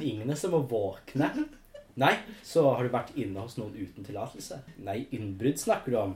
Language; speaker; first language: Norwegian; non-native, fluent; English